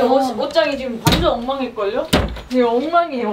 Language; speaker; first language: Korean; native; Korean